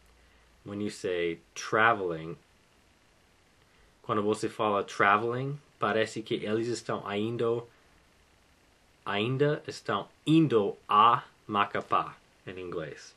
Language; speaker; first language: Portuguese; non-native, fluent; English